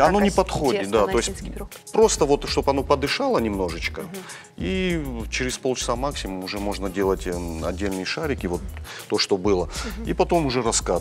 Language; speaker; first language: Russian; native; Russian